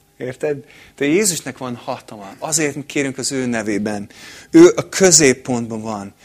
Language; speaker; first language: Hungarian; non-native, fluent; English